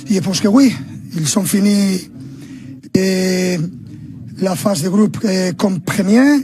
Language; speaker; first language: French; non-native, learner; Spanish